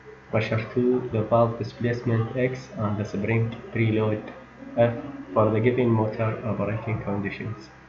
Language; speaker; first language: English; non-native, fluent; Arabic